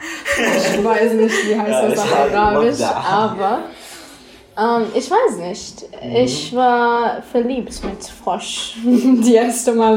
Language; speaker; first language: German; non-native, learner; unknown